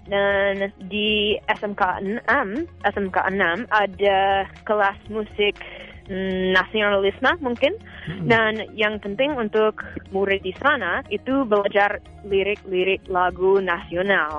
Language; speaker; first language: Indonesian; non-native, fluent; English